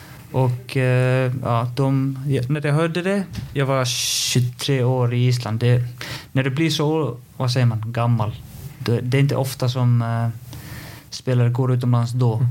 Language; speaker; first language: Swedish; non-native, fluent; Icelandic